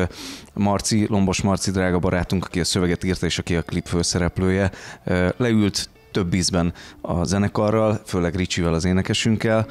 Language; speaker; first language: Hungarian; native; Hungarian